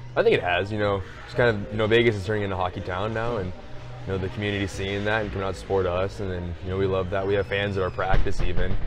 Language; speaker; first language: English; native; English